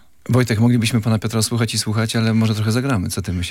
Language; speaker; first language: Polish; native; Polish